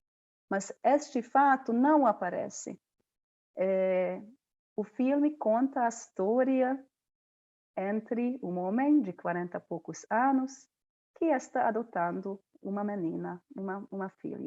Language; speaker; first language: Portuguese; non-native, fluent; Hungarian